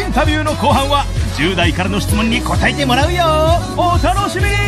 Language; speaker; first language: Japanese; native; Japanese